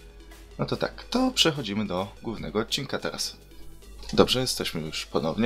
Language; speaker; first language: Polish; native; Polish